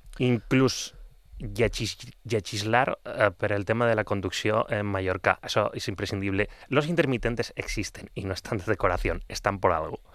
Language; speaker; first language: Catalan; non-native, local second language; Spanish